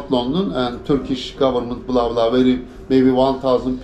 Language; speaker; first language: English; non-native, learner; Turkish